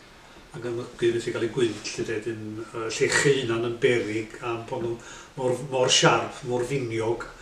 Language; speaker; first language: Welsh; native; Welsh